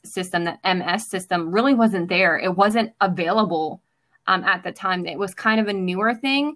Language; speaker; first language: English; native; English